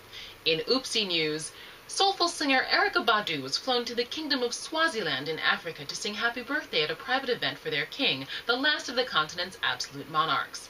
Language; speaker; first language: English; native; English